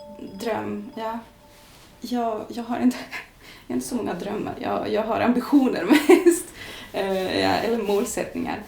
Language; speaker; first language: Swedish; non-native, fluent; Greek